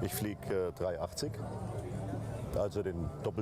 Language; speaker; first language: German; native; German